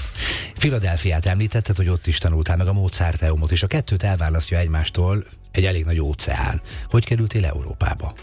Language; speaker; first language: Hungarian; native; Hungarian